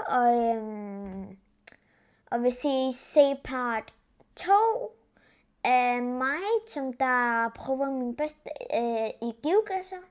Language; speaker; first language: Danish; early bilingual, other home language; Spanish